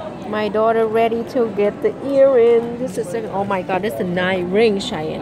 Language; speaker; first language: English; non-native, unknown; Vietnamese